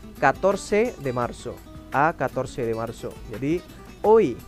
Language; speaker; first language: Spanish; non-native, fluent; Indonesian